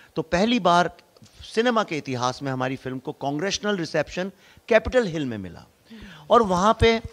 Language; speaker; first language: Hindi; native; Hindi